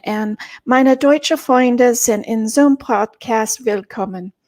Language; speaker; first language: German; non-native, learner; English